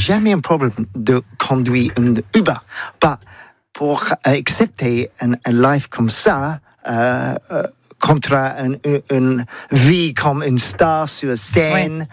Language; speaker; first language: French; non-native, learner; English